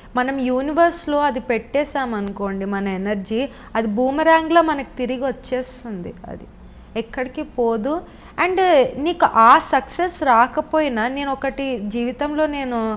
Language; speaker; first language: Telugu; native; Telugu